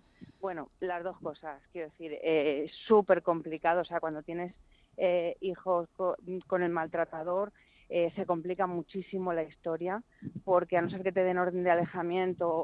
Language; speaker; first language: Spanish; native; Spanish